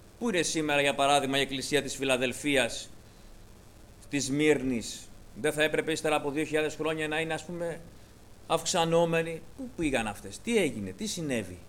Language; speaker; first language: Greek; native; Greek